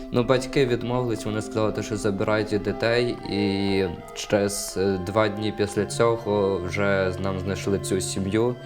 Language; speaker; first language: Ukrainian; native; Ukrainian